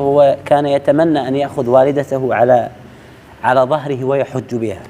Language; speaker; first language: Arabic; native; Arabic